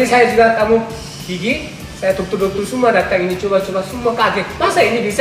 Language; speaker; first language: Indonesian; non-native, learner; Korean